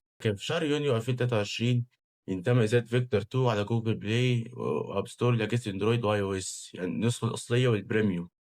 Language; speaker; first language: Arabic; native; Arabic